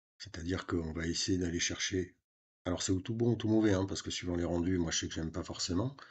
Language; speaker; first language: French; native; French